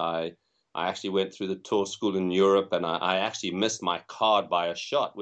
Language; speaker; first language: English; native; English